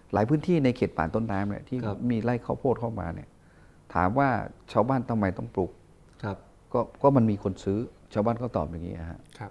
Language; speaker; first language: Thai; non-native, local second language; Karen languages